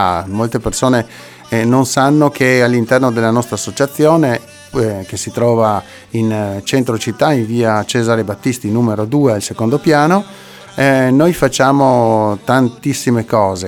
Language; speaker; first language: Italian; native; Italian